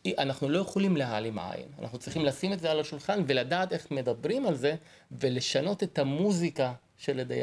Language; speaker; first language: Hebrew; non-native, local second language; Arabic